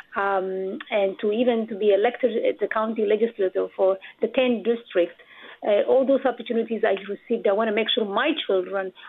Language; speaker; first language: English; non-native, fluent; Amharic